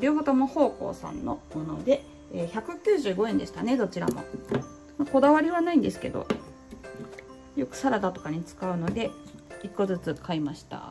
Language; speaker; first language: Japanese; native; Japanese